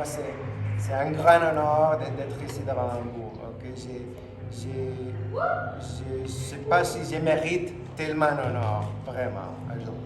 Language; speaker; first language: French; non-native, fluent; Spanish